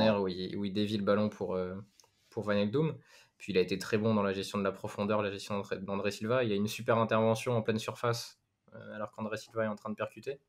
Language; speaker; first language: French; native; French